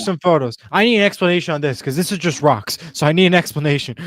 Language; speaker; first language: English; native; English